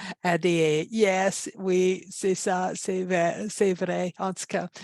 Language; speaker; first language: French; non-native, fluent; English